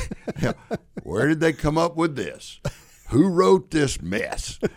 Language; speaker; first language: English; native; English